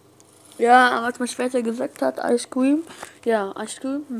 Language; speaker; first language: German; non-native, learner; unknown